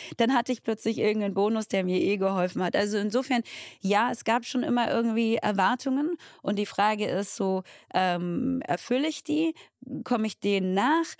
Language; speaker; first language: German; early bilingual, other home language; Tigrinya